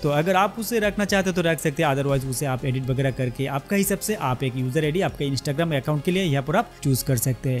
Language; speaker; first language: Hindi; non-native, local second language; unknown